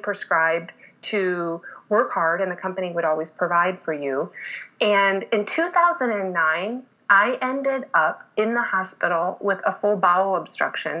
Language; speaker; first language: English; native; English